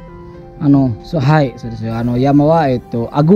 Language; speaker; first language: Japanese; non-native, fluent; Indonesian